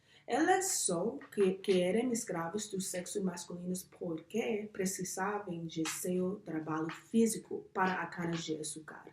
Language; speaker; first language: Portuguese; non-native, learner; English